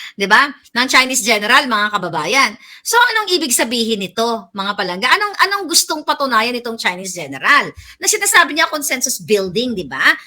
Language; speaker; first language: Filipino; non-native, local second language; Cebuano